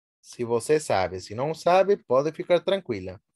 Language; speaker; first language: Portuguese; non-native, fluent; Spanish